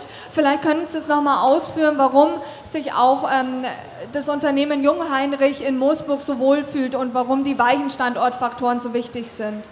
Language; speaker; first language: German; native; German